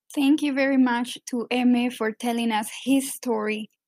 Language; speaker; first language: English; non-native, fluent; Spanish